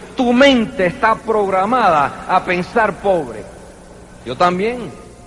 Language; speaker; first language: Spanish; early bilingual, heritage; Spanish